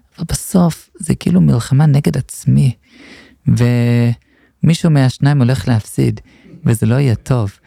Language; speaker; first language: Hebrew; non-native, fluent; English